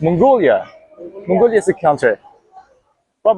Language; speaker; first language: English; non-native, learner; Mongolian